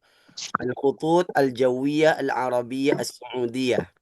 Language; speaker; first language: Arabic; non-native, fluent; Indonesian